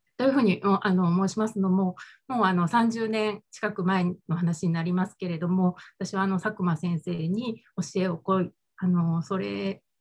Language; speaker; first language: Japanese; native; Japanese